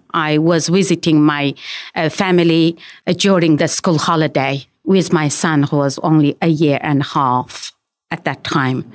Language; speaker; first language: English; non-native, fluent; Chinese